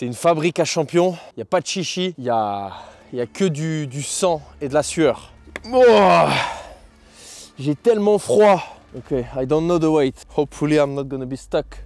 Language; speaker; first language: French; native; French